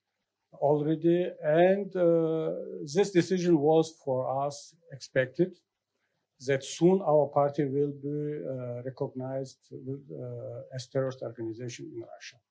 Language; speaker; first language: English; non-native, learner; Tajik